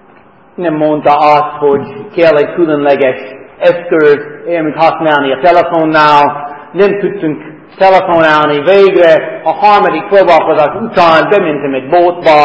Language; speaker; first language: Hungarian; non-native, fluent; English